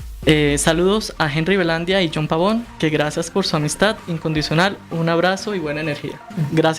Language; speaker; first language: Spanish; native; Spanish